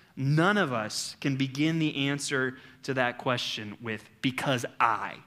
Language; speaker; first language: English; native; English